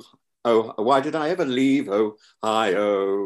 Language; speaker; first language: English; native; English